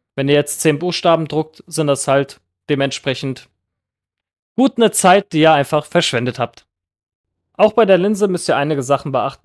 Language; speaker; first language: German; native; German